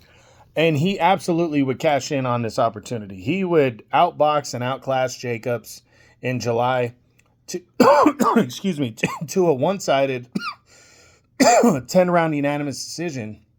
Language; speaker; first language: English; native; English